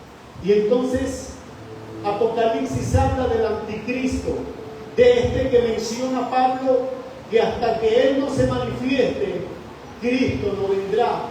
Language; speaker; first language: Spanish; native; Spanish